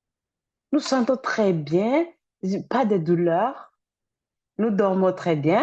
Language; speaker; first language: French; non-native, fluent; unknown